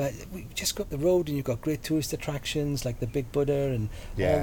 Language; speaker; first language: English; native; English